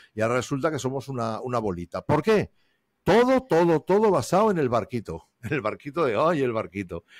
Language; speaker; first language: Spanish; native; Spanish